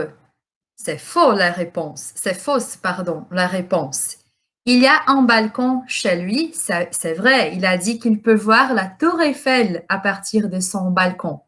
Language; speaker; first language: French; non-native, fluent; Portuguese